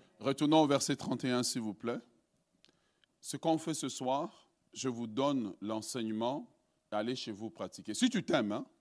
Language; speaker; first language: French; early bilingual, other home language; Lingala